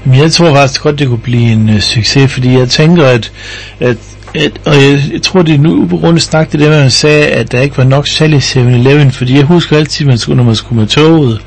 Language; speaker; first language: Danish; native; Danish